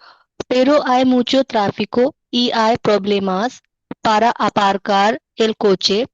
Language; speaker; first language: Spanish; non-native, learner; Hindi